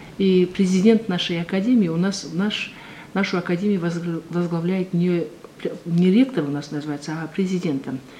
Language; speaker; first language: Russian; non-native, local second language; Kazakh